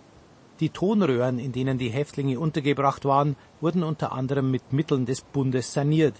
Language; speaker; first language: German; native; German